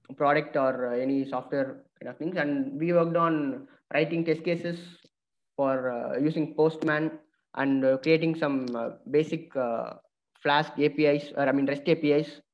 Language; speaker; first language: English; non-native, local second language; Tamil